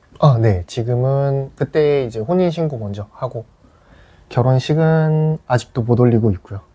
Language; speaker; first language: Korean; native; Korean